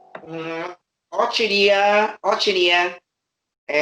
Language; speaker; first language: English; non-native, learner; Vietnamese